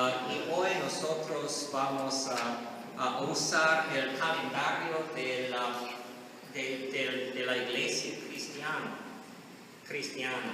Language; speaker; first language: Spanish; non-native, learner; English